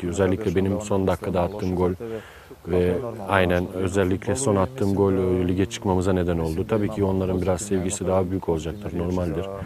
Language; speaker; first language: Turkish; native; Turkish